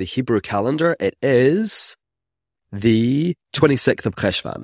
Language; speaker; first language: English; native; English